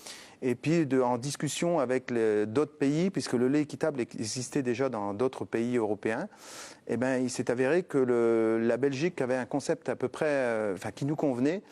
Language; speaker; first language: French; native; French